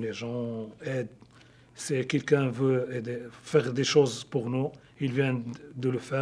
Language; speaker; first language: French; non-native, local second language; Arabic